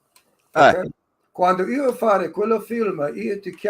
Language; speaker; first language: Italian; early bilingual, heritage; English